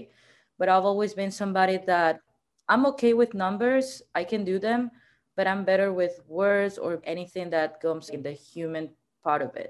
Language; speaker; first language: English; non-native, fluent; Spanish